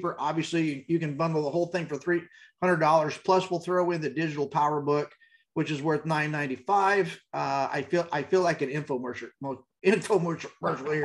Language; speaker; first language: English; native; English